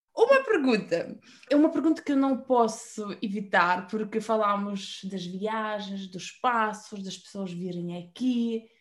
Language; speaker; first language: Portuguese; non-native, fluent; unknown